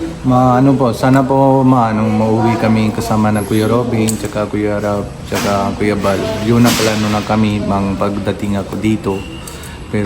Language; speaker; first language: Filipino; non-native, learner; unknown